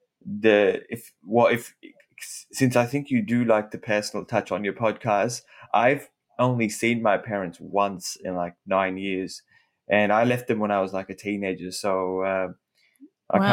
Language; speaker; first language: English; non-native, local second language; Urdu